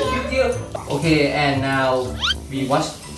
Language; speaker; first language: English; non-native, learner; Thai